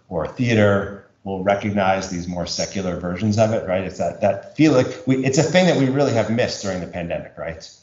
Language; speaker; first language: English; native; English